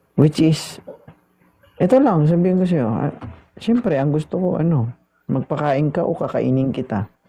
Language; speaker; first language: Filipino; non-native, local second language; Cebuano